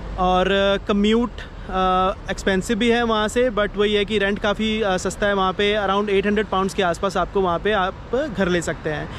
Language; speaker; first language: Hindi; native; Hindi